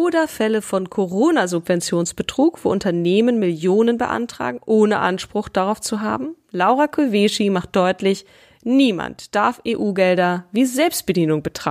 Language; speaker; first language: German; native; German